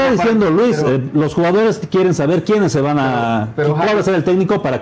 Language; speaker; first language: Spanish; native; Spanish